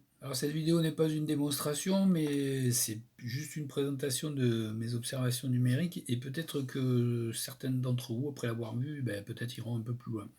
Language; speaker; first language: French; native; French